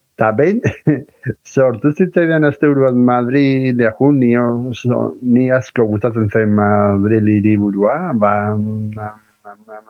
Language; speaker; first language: Basque; native; Basque